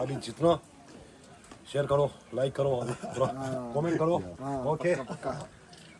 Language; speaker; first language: Hindi; non-native, local second language; Tibetan